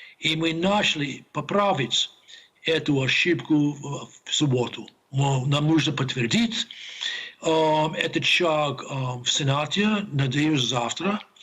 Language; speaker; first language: Russian; non-native, fluent; English